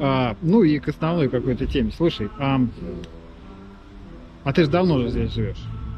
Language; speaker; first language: Russian; native; Russian